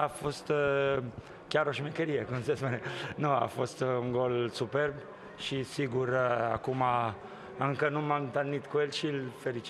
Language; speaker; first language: Romanian; non-native, fluent; Italian